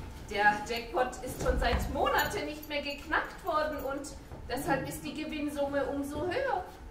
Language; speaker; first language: German; native; German